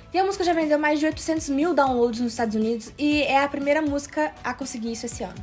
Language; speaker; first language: Portuguese; native; Portuguese